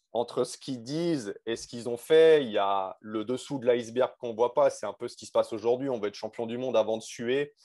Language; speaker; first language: French; native; French